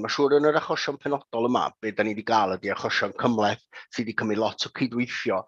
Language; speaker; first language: Welsh; native; Welsh